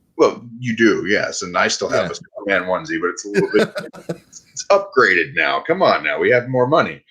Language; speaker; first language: English; native; English